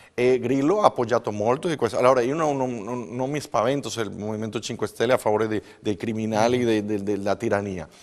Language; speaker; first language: Italian; early bilingual, heritage; Spanish